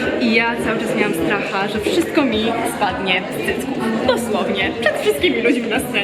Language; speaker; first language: Polish; native; Polish